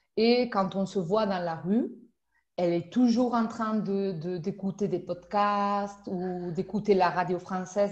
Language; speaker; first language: French; non-native, fluent; Spanish